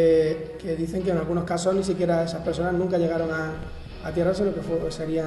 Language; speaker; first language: Spanish; native; Spanish